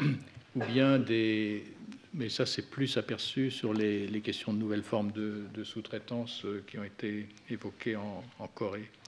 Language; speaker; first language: French; native; French